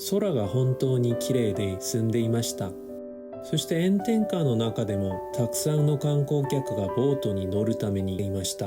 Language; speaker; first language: Japanese; non-native, learner; Korean